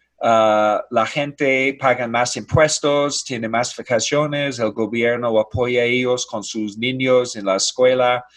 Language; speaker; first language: Spanish; non-native, fluent; English